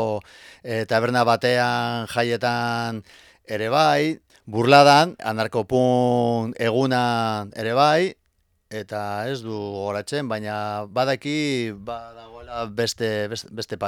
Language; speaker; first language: Basque; non-native, local second language; Spanish